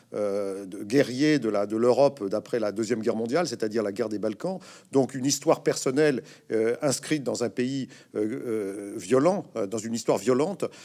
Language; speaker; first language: French; native; French